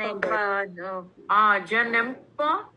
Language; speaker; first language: French; non-native, fluent; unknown